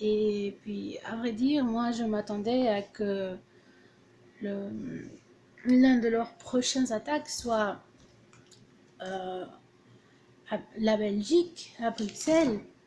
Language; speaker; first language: French; early bilingual, other home language; Portuguese